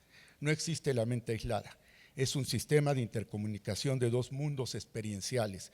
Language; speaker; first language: Spanish; native; Spanish